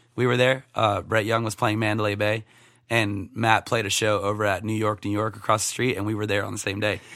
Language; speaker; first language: English; native; English